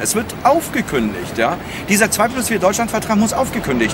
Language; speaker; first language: German; native; German